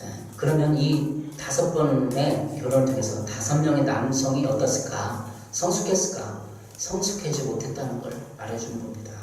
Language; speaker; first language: Korean; native; Korean